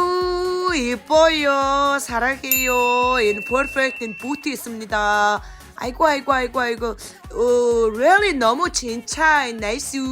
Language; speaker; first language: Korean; non-native, learner; Mongolian